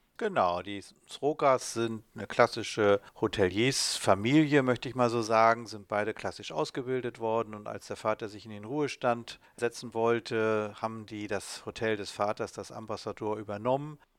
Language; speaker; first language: German; native; German